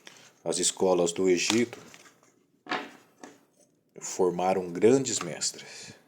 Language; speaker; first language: Portuguese; native; Portuguese